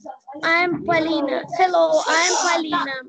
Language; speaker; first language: English; non-native, learner; Russian